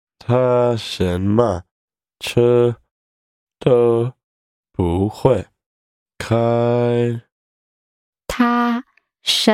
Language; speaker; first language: Chinese; non-native, learner; English